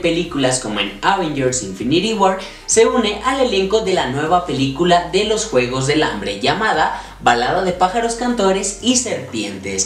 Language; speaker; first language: Spanish; native; Spanish